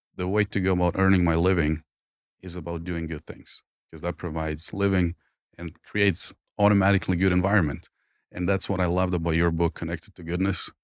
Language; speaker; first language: English; non-native, fluent; Croatian